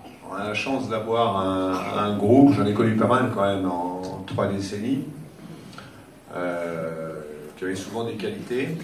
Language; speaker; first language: French; native; French